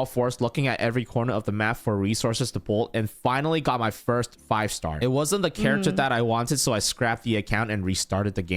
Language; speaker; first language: English; native; English